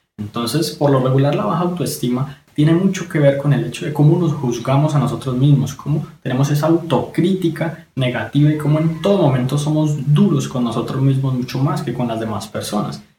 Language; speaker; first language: Spanish; native; Spanish